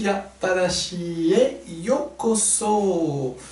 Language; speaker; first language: Japanese; non-native, fluent; French